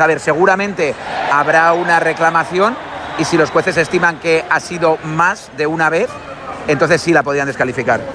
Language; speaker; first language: Spanish; native; Spanish